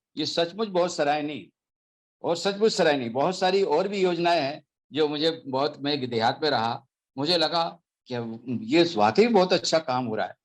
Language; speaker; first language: Hindi; native; Hindi